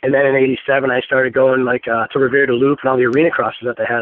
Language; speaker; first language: English; native; English